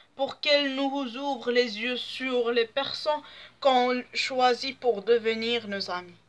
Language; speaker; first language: French; non-native, local second language; Arabic